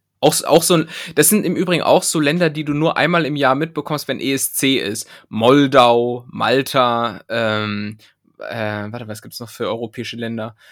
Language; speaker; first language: German; native; German